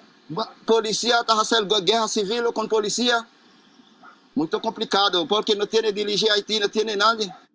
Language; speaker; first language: Portuguese; non-native, learner; Haitian Creole